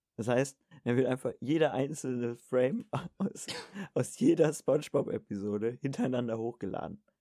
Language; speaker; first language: German; native; German